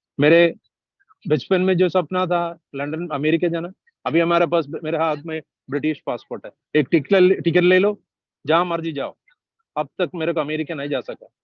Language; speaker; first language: Hindi; non-native, local second language; Malayalam